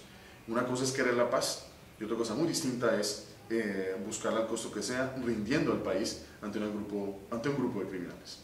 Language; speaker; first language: Spanish; native; Spanish